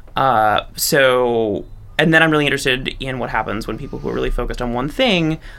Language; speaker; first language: English; native; English